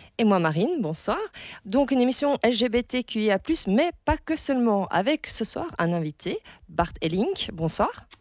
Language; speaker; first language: French; native; French